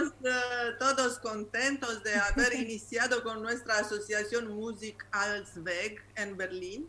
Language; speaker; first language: Spanish; non-native, learner; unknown